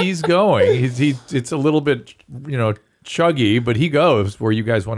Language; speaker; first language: English; native; English